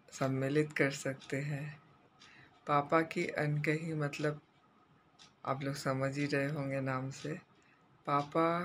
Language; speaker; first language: Hindi; native; Hindi